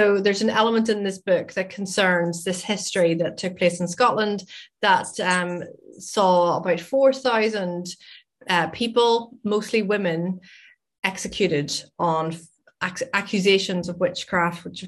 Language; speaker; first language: English; native; English